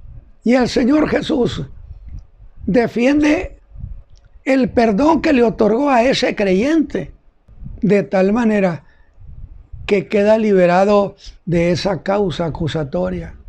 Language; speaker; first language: Spanish; native; Spanish